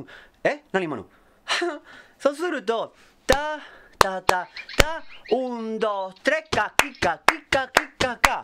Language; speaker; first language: Japanese; non-native, fluent; Spanish